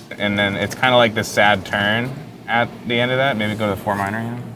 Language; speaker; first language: English; native; English